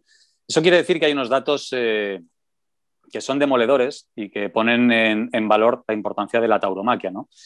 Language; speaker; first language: Spanish; native; Spanish